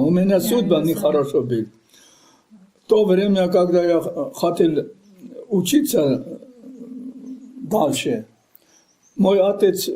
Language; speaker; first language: Russian; non-native, local second language; Armenian